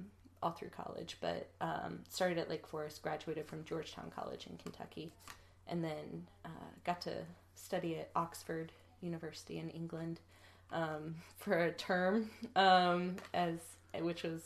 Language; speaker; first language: English; native; English